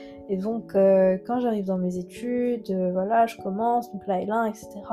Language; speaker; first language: French; non-native, local second language; Arabic